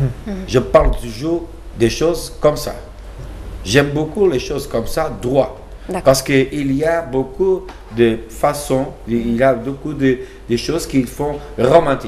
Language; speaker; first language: French; non-native, learner; Portuguese